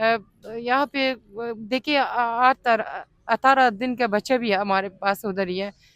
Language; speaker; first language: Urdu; non-native, fluent; Persian